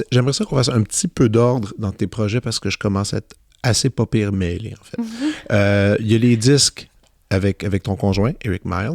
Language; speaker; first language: French; native; French